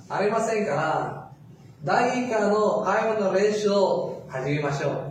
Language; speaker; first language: Japanese; non-native, fluent; Filipino